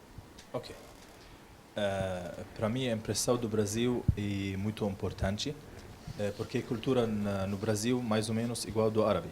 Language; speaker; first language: Portuguese; non-native, learner; Arabic